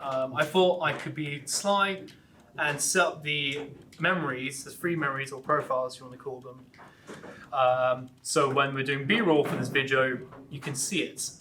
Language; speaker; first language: English; native; English